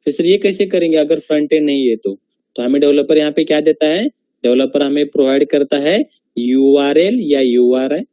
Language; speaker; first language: Hindi; non-native, local second language; Marathi